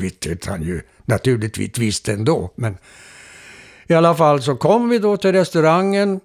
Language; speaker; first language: Swedish; native; Swedish